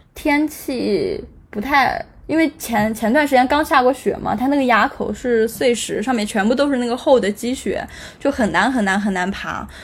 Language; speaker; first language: Chinese; native; Chinese